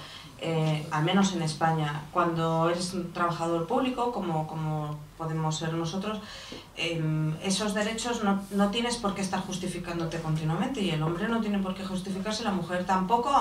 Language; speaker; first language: Spanish; native; Spanish